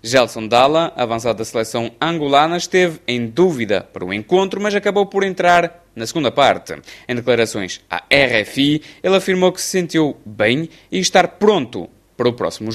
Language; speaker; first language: Portuguese; native; Portuguese